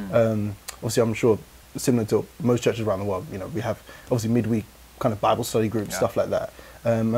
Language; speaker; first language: English; native; English